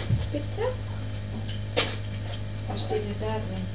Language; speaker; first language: German; native; German